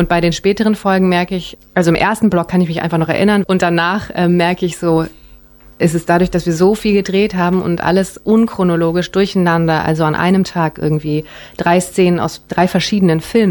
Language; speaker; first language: German; native; German